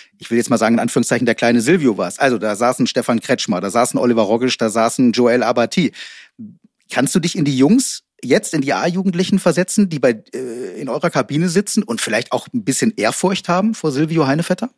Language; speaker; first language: German; native; German